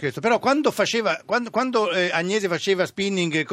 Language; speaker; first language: Italian; native; Italian